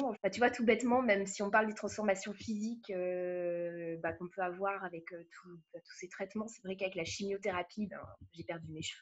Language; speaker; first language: French; native; French